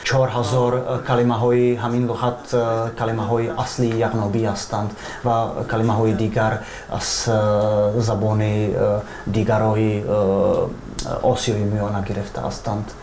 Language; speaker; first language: Persian; non-native, fluent; Czech